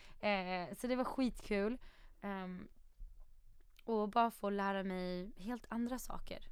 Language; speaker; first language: Swedish; early bilingual, other home language; Arabic